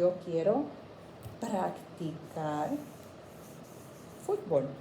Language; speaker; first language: Spanish; non-native, fluent; English